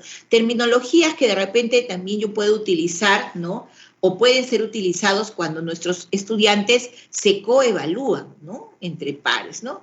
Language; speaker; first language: Spanish; native; Spanish